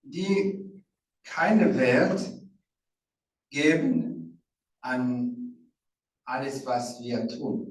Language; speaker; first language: German; non-native, fluent; Rundi